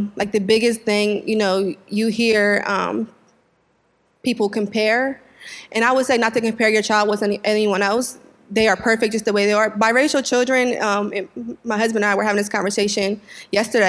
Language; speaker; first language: English; native; English